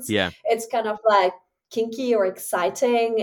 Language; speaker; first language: English; non-native, fluent; French